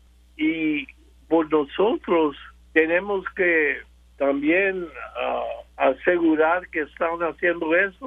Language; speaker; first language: Spanish; early bilingual, other home language; English